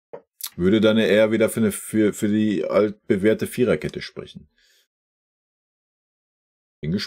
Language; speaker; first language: German; native; German